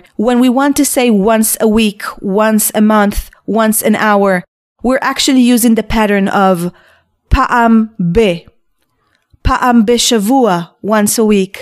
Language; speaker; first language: English; non-native, fluent; Hebrew